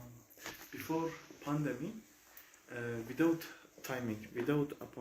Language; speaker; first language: English; non-native, learner; Turkish